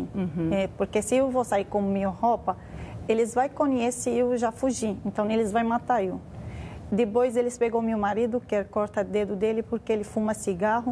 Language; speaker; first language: Portuguese; non-native, learner; Arabic